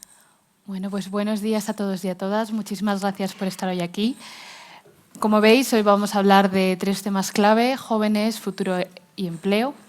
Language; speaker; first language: Spanish; native; Spanish